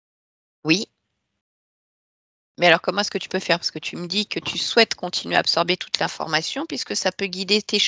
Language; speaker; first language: French; native; French